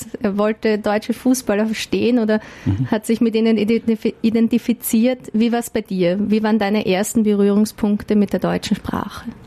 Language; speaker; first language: German; native; German